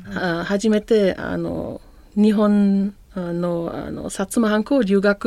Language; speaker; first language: Japanese; non-native, learner; German